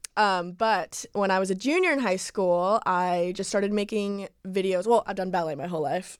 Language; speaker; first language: English; native; English